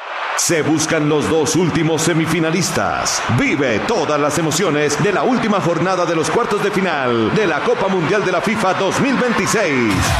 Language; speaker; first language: Spanish; native; Spanish